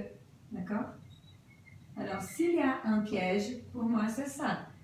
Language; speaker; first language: French; non-native, fluent; Portuguese